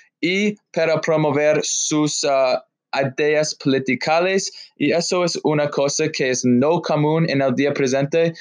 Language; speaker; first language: Spanish; non-native, learner; English